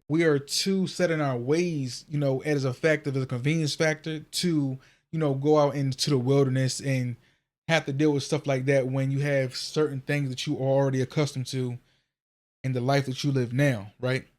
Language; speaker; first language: English; native; English